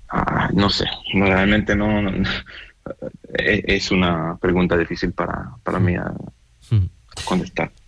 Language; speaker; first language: Spanish; non-native, fluent; Hebrew